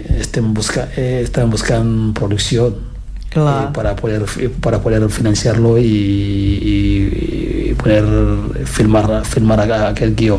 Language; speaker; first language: Catalan; non-native, fluent; Fula